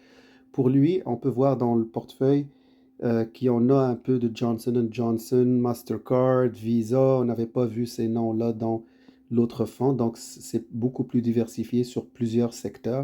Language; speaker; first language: French; native; French